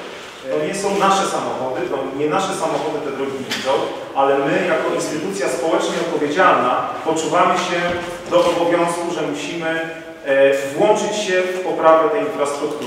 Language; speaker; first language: Polish; native; Polish